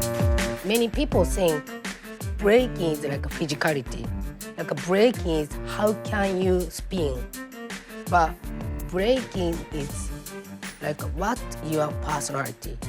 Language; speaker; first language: English; non-native, learner; Japanese